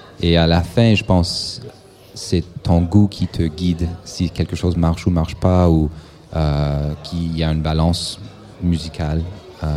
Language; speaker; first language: French; non-native, local second language; English